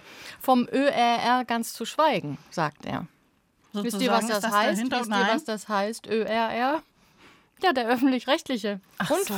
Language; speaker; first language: German; native; German